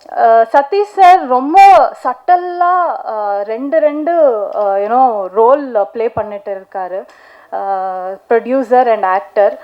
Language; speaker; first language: Tamil; non-native, local second language; Kannada